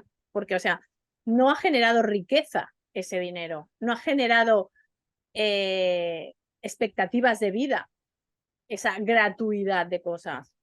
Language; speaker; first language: Spanish; native; Spanish